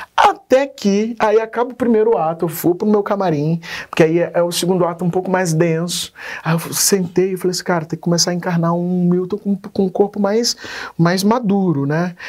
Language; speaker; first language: Portuguese; native; Portuguese